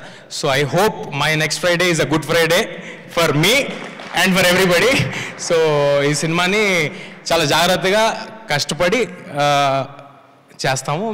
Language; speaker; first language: Telugu; native; Telugu